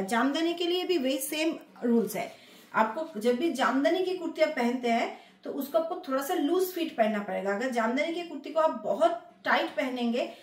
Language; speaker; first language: Hindi; non-native, local second language; Bangla